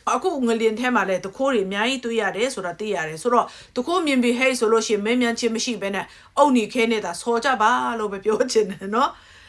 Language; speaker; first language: Burmese; native; Burmese